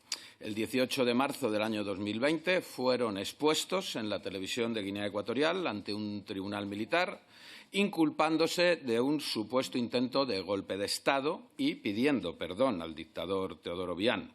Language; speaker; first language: Spanish; native; Spanish